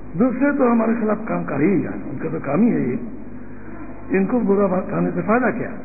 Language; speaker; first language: Urdu; non-native, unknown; Bangla